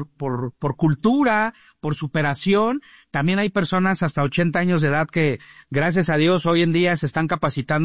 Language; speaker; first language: Spanish; native; Spanish